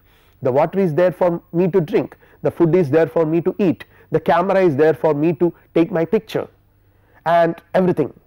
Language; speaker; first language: English; non-native, local second language; Malayalam